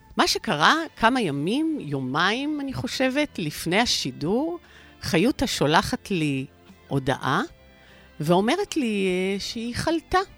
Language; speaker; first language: Hebrew; native; Hebrew